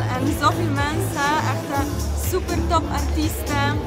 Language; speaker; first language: Dutch; non-native, learner; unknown